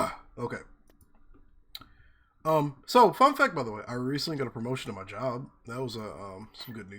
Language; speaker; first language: English; native; English